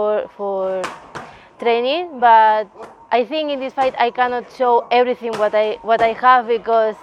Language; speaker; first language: English; non-native, learner; Spanish